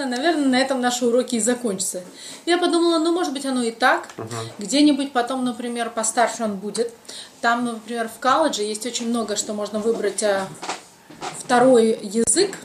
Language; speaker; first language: Russian; native; Russian